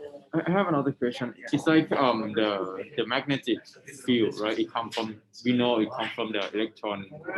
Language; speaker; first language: English; non-native, fluent; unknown